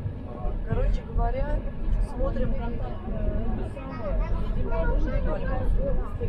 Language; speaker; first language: Russian; native; Russian